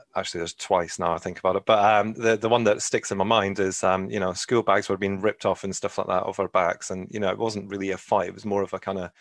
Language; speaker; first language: English; native; English